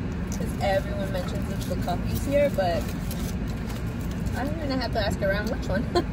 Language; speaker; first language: English; early bilingual, other home language; Spanish